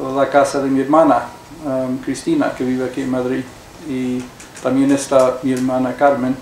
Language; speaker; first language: Spanish; early bilingual, heritage; Spanish